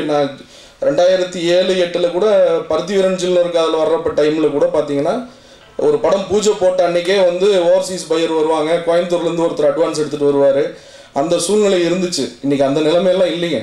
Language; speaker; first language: Tamil; native; Tamil